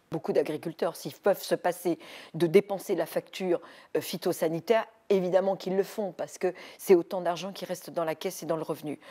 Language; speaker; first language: French; native; French